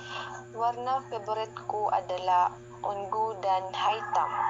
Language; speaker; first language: Indonesian; non-native, learner; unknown